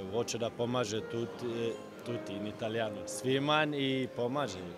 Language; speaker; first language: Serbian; early bilingual, heritage; Serbian